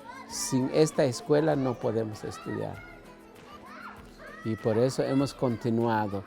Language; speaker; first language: Spanish; non-native, local second language; Kʼicheʼ